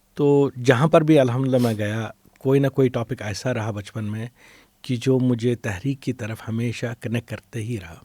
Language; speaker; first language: Urdu; non-native, local second language; Kashmiri